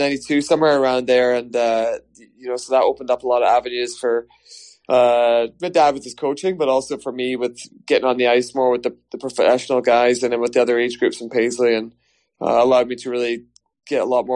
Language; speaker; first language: English; native; English